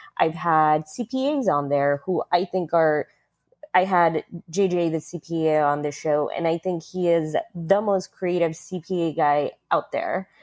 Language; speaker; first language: English; early bilingual, other home language; Russian